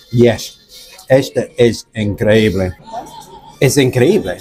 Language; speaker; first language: Spanish; non-native, learner; English